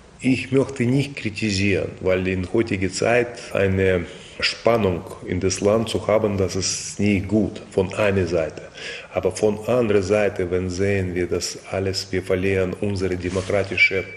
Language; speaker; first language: German; non-native, fluent; Russian